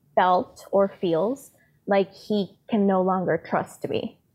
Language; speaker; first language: English; native; English